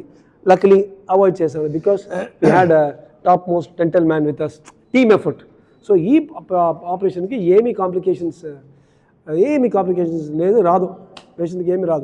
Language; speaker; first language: Telugu; non-native, learner; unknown